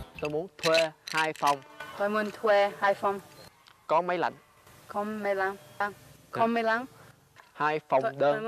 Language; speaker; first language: Vietnamese; native; Vietnamese